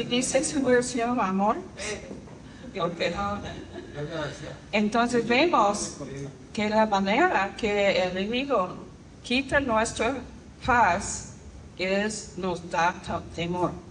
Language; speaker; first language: Spanish; non-native, fluent; English